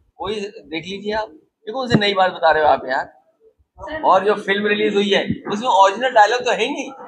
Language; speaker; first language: Hindi; native; Hindi